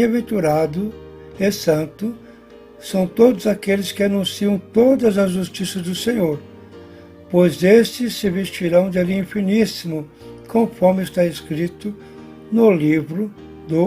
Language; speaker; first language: Portuguese; native; Portuguese